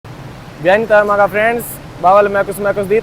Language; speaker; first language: Filipino; non-native, learner; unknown